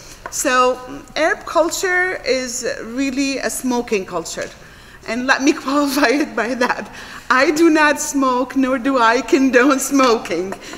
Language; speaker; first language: English; non-native, fluent; Arabic